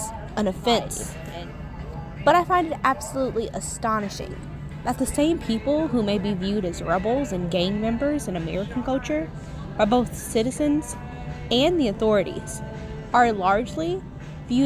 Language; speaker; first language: English; native; English